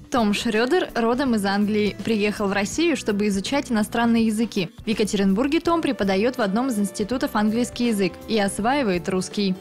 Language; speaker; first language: Russian; native; Russian